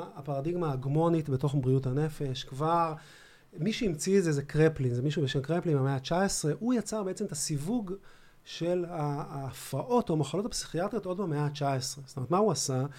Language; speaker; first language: Hebrew; native; Hebrew